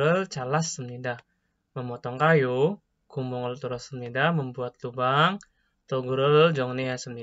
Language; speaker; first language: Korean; non-native, fluent; Indonesian